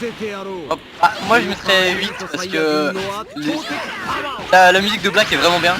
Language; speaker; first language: French; native; French